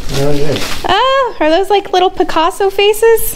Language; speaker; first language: English; native; English